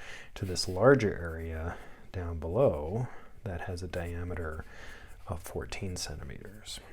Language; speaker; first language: English; native; English